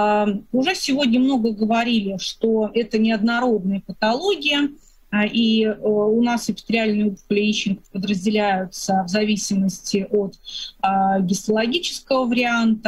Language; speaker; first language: Russian; native; Russian